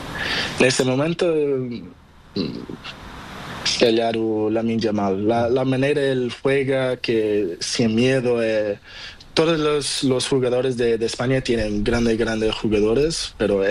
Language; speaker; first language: Spanish; non-native, learner; Portuguese